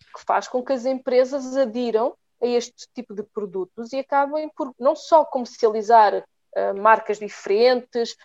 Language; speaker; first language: Portuguese; native; Portuguese